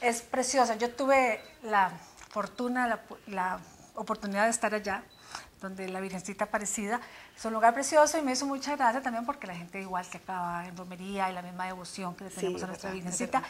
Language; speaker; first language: Spanish; native; Spanish